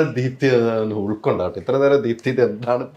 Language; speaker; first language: Malayalam; native; Malayalam